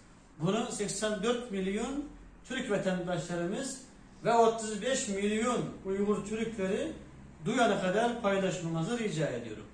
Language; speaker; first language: Turkish; non-native, fluent; Uyghur